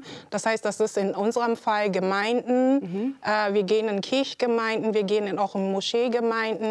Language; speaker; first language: German; early bilingual, other home language; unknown